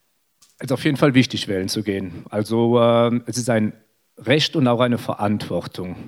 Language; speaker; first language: German; native; German